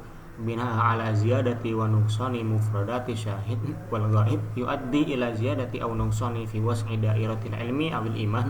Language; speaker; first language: Arabic; non-native, learner; Indonesian